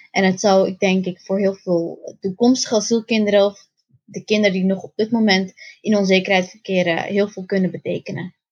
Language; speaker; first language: Dutch; early bilingual, other home language; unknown